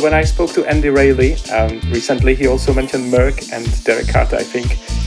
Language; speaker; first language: English; non-native, fluent; Czech